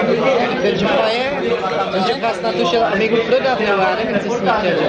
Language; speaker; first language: Czech; native; Czech